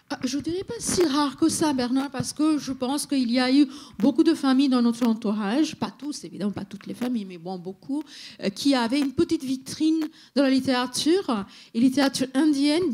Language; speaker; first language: French; non-native, fluent; Bangla